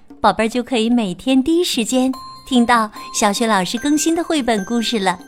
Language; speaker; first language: Chinese; native; Chinese